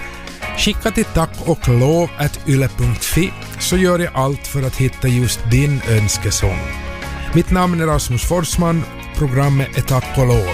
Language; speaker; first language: Swedish; native; Swedish